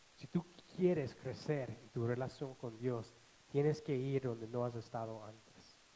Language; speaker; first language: Spanish; non-native, fluent; English